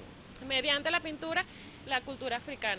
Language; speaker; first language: Spanish; native; Spanish